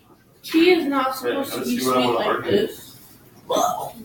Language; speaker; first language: English; native; English